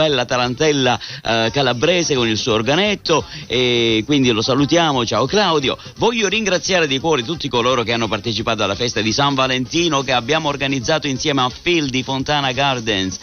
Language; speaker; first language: Italian; early bilingual, heritage; Italian